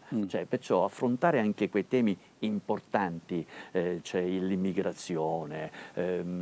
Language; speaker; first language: Italian; native; Italian